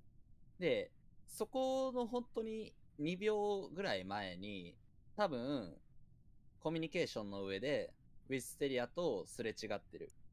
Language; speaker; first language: Japanese; native; Japanese